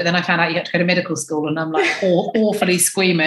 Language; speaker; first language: English; native; English